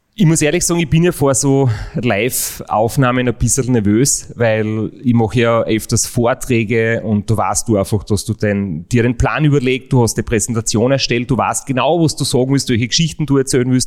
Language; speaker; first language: German; native; German